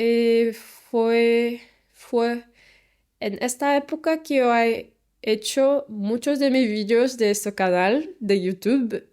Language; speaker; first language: Spanish; non-native, learner; Portuguese